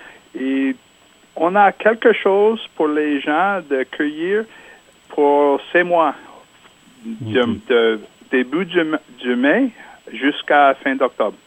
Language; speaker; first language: French; non-native, local second language; English